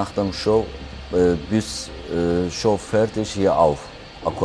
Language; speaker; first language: German; non-native, learner; Turkish